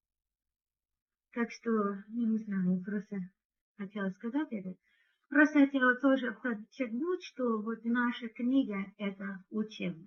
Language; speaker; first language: Russian; non-native, learner; English